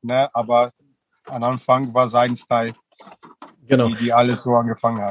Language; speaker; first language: German; non-native, fluent; Portuguese